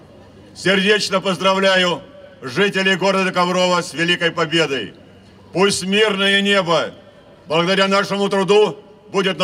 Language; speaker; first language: Russian; native; Russian